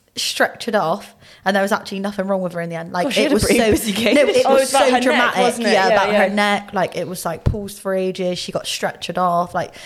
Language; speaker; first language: English; native; English